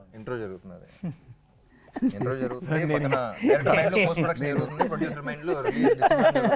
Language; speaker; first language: Telugu; native; Telugu